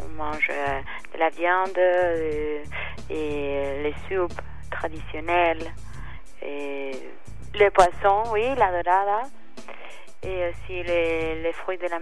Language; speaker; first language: French; non-native, learner; Spanish